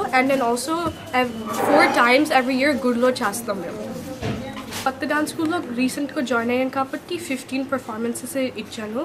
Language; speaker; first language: Telugu; early bilingual, heritage; Telugu